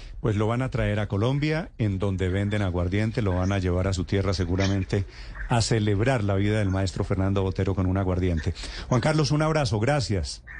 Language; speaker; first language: Spanish; native; Spanish